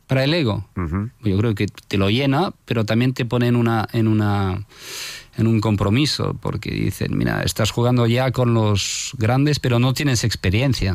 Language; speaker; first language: Spanish; non-native, fluent; French